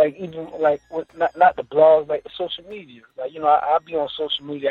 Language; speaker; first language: English; native; English